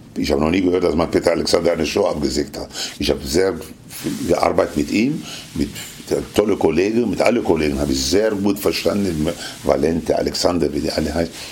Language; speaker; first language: German; non-native, fluent; Spanish